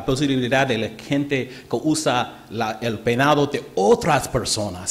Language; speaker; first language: Spanish; non-native, learner; English